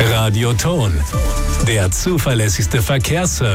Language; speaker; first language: German; native; German